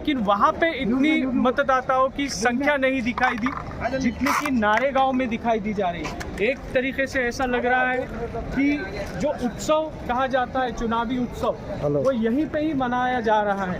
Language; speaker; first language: Hindi; non-native, local second language; Marathi